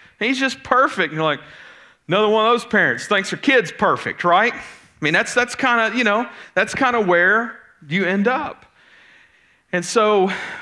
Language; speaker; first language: English; native; English